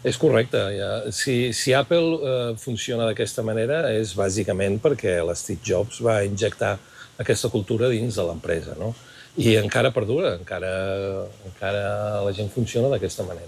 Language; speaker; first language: Catalan; native; Catalan